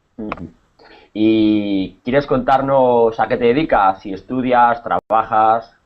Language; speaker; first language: Spanish; native; Spanish